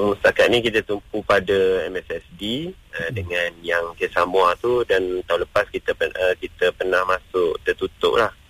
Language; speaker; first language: Malay; non-native, local second language; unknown